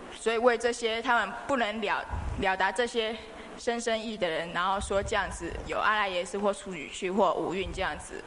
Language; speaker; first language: Chinese; native; Chinese